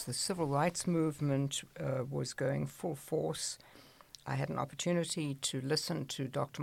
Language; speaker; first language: English; native; English